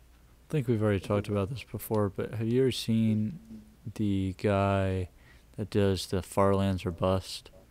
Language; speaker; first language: English; native; English